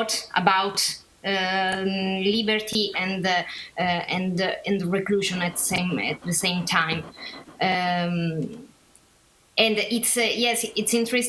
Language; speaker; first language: English; non-native, learner; Italian